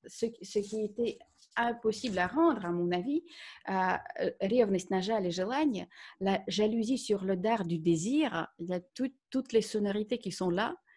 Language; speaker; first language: French; non-native, fluent; Russian